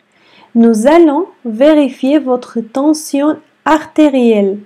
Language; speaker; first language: French; non-native, fluent; Arabic